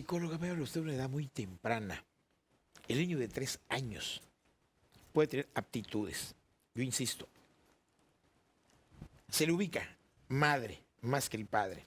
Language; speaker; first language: Spanish; native; Spanish